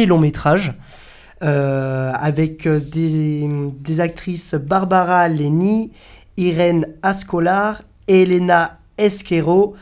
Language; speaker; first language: French; native; French